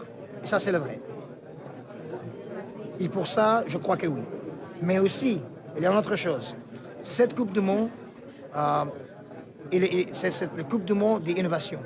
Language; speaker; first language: French; non-native, learner; Arabic